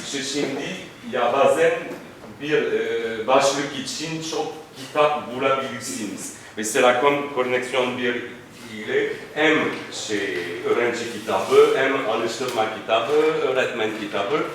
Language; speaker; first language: Turkish; non-native, fluent; French